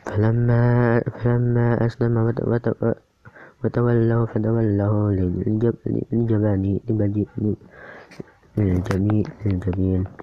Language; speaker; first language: Arabic; non-native, learner; Indonesian